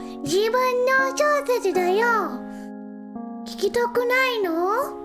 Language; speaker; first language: Japanese; non-native, learner; English